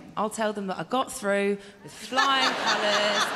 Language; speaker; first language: English; native; English